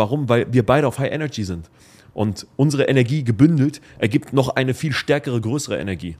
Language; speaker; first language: German; early bilingual, other home language; Arabic